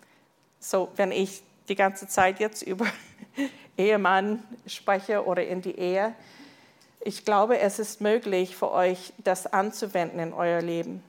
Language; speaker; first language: German; non-native, fluent; English